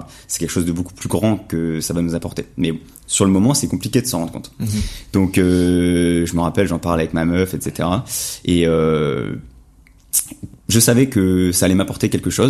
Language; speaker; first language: French; native; French